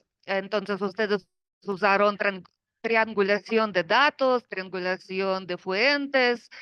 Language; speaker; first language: Spanish; non-native, fluent; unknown